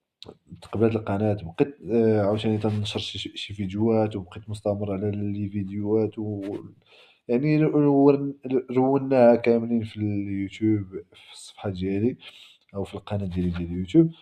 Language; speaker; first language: Arabic; native; Arabic